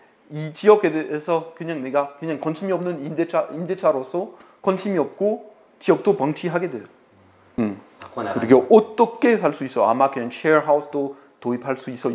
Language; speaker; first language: Korean; non-native, fluent; French